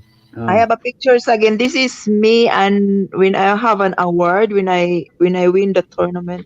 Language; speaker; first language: English; non-native, local second language; Filipino